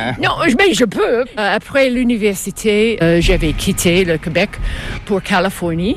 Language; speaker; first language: French; non-native, fluent; English